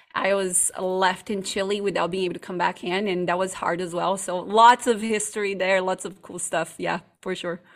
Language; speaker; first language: English; non-native, fluent; Portuguese